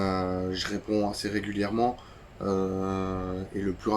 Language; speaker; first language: French; native; French